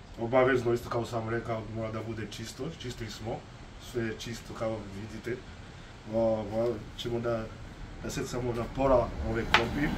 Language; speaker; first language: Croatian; non-native, learner; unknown